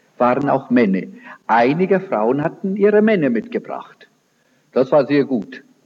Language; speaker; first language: German; early bilingual, heritage; German